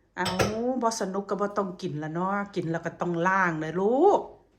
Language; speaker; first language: Thai; native; Thai